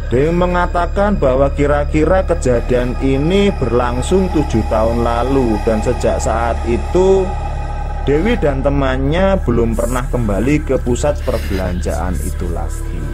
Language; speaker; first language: Indonesian; native; Indonesian